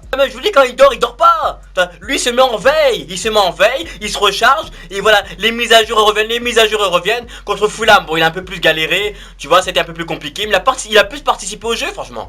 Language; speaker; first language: French; native; French